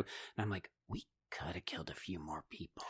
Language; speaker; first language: English; native; English